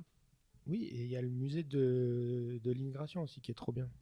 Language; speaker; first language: French; native; French